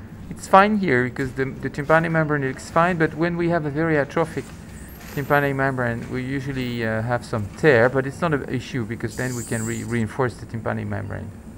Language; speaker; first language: English; non-native, fluent; French